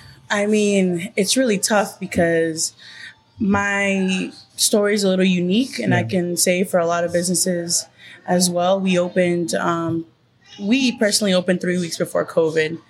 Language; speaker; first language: English; early bilingual, other home language; Spanish